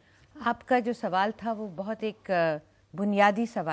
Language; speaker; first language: Urdu; native; Urdu